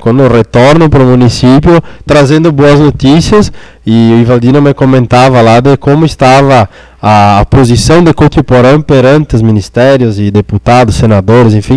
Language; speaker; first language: Portuguese; native; Portuguese